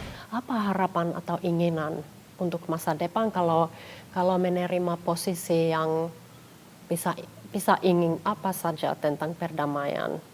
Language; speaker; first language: Indonesian; non-native, fluent; Finnish